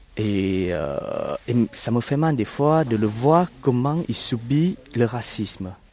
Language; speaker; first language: French; early bilingual, other home language; Vietnamese